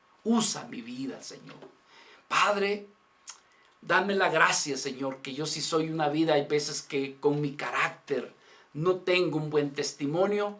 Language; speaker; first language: Spanish; native; Spanish